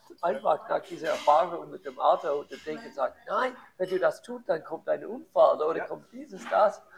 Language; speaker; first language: German; non-native, learner; English